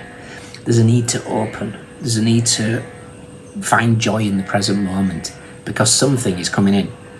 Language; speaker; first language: English; native; English